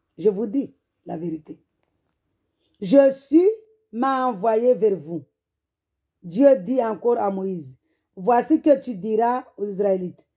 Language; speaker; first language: French; non-native, local second language; Comorian